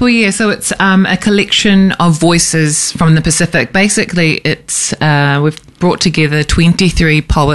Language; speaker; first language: English; native; English